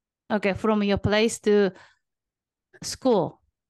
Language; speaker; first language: English; non-native, learner; Japanese